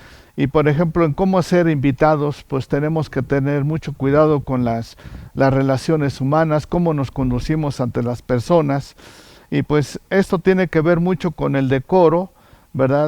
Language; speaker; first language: Spanish; native; Spanish